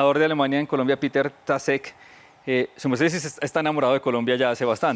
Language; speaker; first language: Spanish; native; Spanish